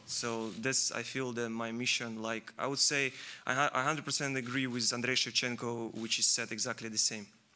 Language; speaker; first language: English; non-native, fluent; Ukrainian